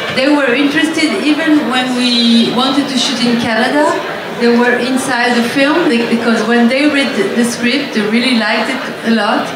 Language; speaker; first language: English; non-native, fluent; French